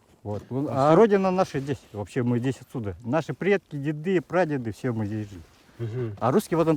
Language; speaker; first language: Russian; native; Russian